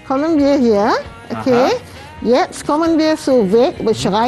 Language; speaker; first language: German; non-native, fluent; Malay